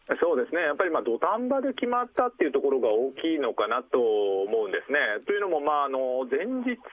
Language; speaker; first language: Japanese; native; Japanese